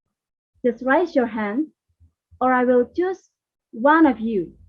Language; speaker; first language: English; non-native, fluent; Indonesian